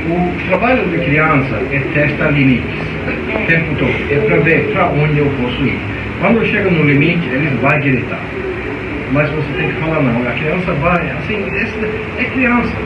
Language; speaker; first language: Portuguese; non-native, fluent; Danish